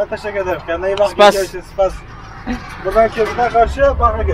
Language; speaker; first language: Turkish; non-native, local second language; Kurdish